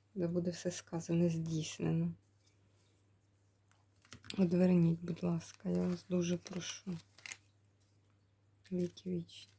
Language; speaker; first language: Ukrainian; native; Ukrainian